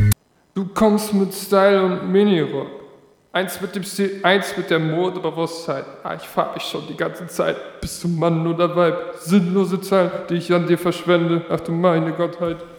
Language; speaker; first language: German; native; German